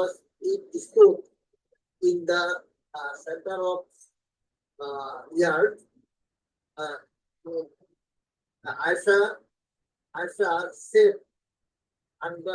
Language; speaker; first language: English; non-native, learner; Bangla